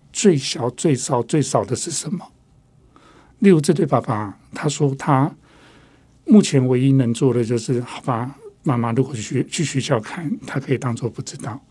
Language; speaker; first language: Chinese; non-native, local second language; Min Nan Chinese